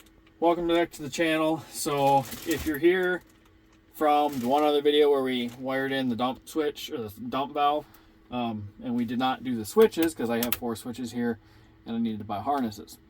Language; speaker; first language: English; native; English